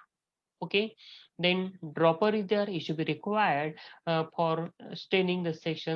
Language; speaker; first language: English; non-native, local second language; Marathi